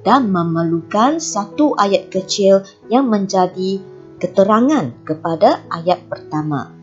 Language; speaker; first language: Malay; non-native, local second language; Chinese